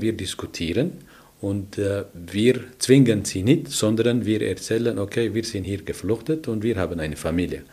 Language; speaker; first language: German; non-native, learner; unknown